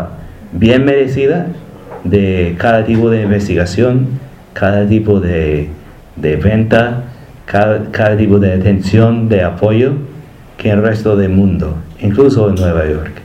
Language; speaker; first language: Spanish; non-native, learner; English